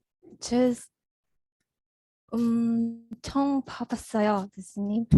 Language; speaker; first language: Korean; non-native, learner; Filipino